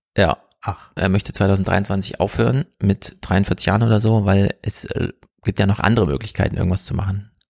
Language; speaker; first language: German; native; German